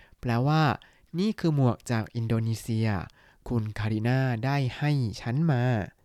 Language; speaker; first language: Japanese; non-native, fluent; Thai